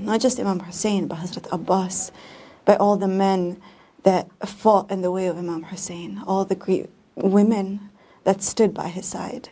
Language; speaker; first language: English; non-native, fluent; Bosnian